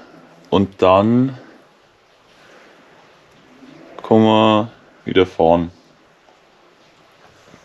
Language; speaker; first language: German; native; German